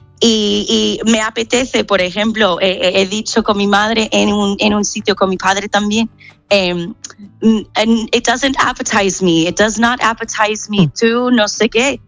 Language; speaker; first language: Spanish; non-native, fluent; English